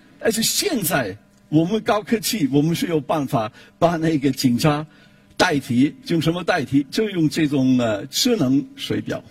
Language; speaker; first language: Chinese; non-native, fluent; German